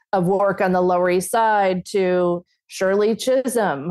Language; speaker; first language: English; native; English